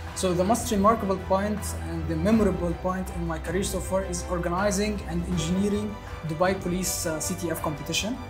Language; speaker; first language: English; early bilingual, other home language; Arabic